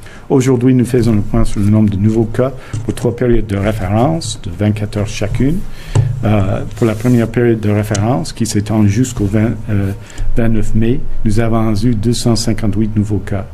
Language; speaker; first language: French; non-native, fluent; English